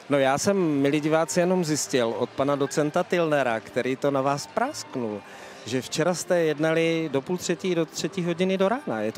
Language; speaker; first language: Czech; native; Czech